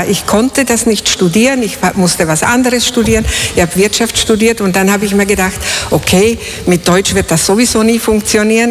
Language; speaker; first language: German; non-native, fluent; Slovak